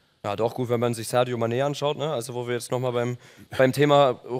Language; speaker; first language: German; native; German